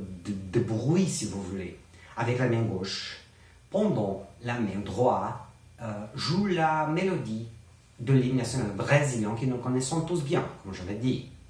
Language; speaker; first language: French; non-native, learner; Portuguese